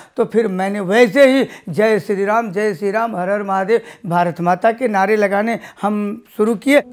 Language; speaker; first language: Hindi; native; Hindi